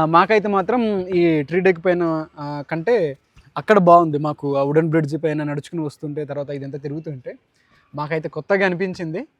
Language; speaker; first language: Telugu; native; Telugu